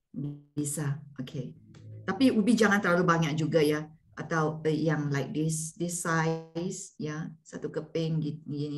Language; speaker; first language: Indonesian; non-native, learner; Malay